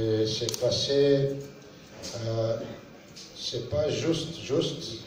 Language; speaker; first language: French; non-native, learner; Serbian